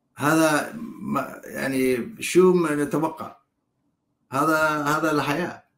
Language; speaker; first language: Arabic; non-native, learner; Hebrew